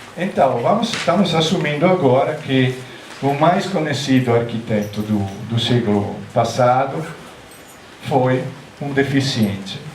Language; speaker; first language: Portuguese; non-native, fluent; Italian